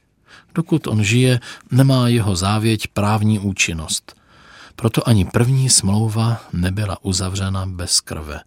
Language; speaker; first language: Czech; native; Czech